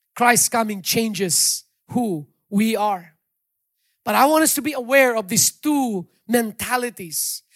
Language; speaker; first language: English; non-native, local second language; Hiligaynon